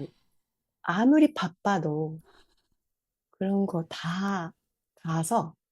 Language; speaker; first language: Korean; non-native, fluent; Japanese